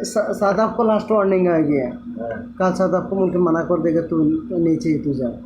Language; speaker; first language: Hindi; non-native, learner; Bangla